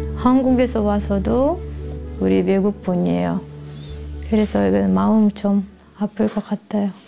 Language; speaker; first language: Korean; non-native, learner; Russian